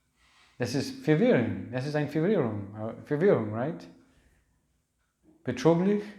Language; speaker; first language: German; non-native, learner; English